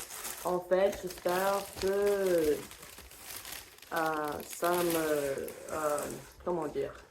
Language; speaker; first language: French; non-native, fluent; English